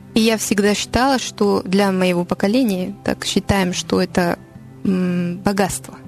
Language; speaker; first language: Russian; non-native, learner; French